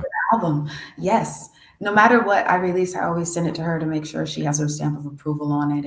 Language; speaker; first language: English; native; English